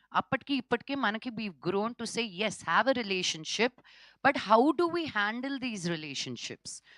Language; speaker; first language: Telugu; native; Telugu